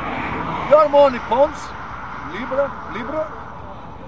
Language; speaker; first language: English; non-native, learner; Portuguese